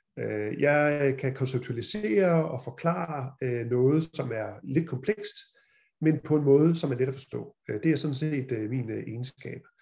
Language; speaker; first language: Danish; native; Danish